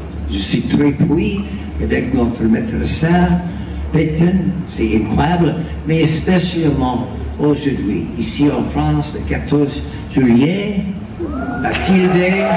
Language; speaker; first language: French; non-native, learner; English